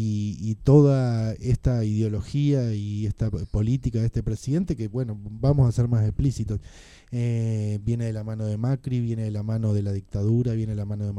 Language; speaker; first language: Spanish; native; Spanish